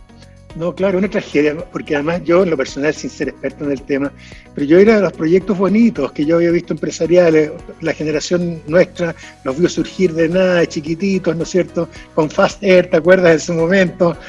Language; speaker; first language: Spanish; native; Spanish